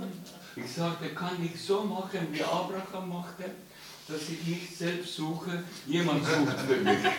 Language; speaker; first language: German; non-native, learner; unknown